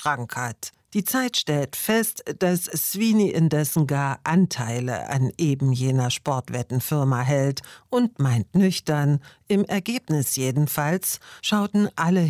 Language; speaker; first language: German; native; German